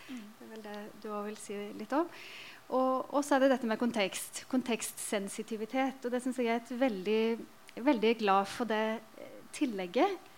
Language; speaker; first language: Norwegian; native; Norwegian